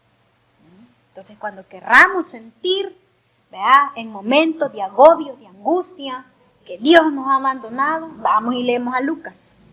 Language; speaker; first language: Spanish; native; Spanish